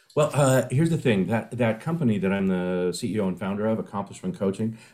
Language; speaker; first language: English; native; English